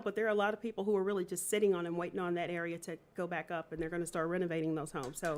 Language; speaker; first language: English; native; English